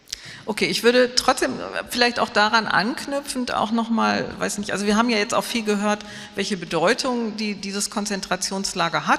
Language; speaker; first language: German; native; German